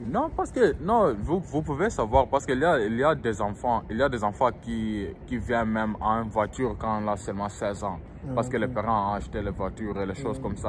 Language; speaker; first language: French; early bilingual, heritage; French